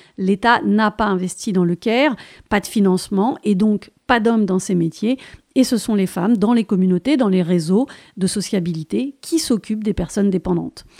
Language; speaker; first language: French; native; French